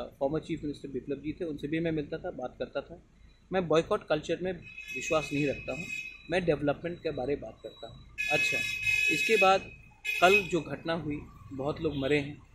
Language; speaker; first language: Hindi; non-native, local second language; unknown